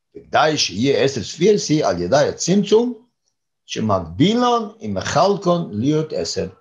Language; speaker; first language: Hebrew; non-native, fluent; English